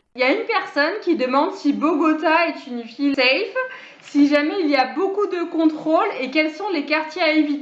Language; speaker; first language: French; native; French